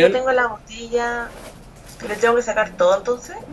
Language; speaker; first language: Spanish; native; Spanish